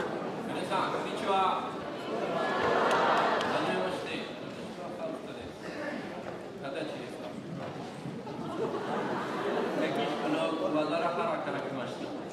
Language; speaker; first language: Japanese; non-native, learner; Spanish